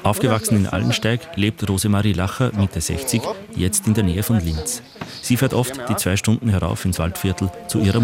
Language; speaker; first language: German; native; German